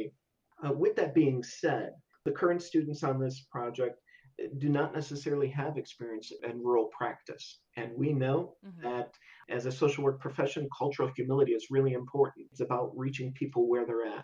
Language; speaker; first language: English; native; English